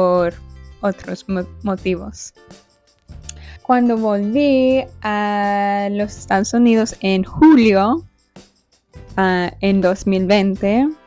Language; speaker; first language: Spanish; non-native, fluent; English